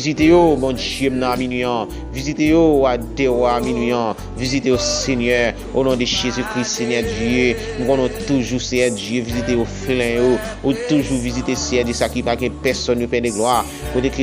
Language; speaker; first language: French; non-native, local second language; Haitian Creole